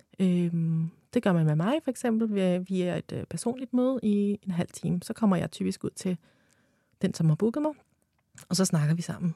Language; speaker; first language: Danish; early bilingual, other home language; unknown